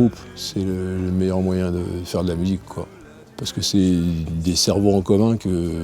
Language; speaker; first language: French; native; French